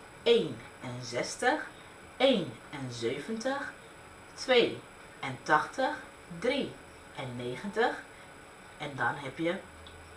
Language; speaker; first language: Dutch; early bilingual, other home language; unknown